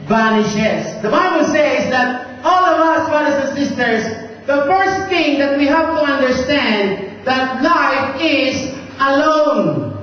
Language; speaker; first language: English; non-native, local second language; Filipino